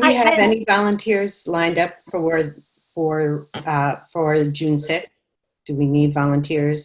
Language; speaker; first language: English; native; English